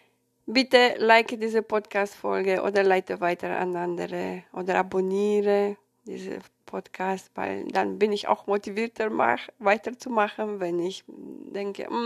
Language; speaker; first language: German; non-native, fluent; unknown